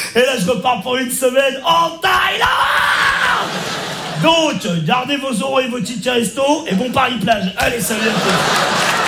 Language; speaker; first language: French; native; French